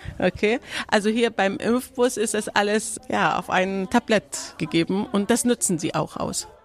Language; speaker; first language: German; non-native, fluent; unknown